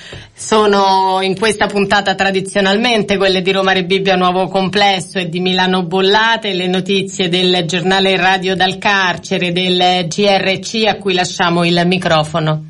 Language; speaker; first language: Italian; native; Italian